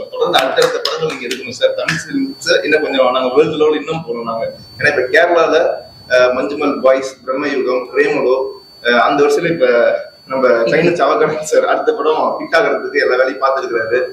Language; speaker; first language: Tamil; native; Tamil